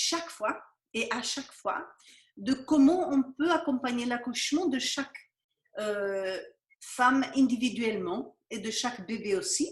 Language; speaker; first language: French; non-native, fluent; Spanish